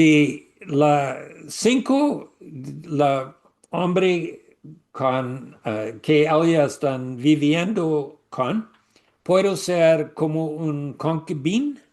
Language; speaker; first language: Spanish; non-native, learner; English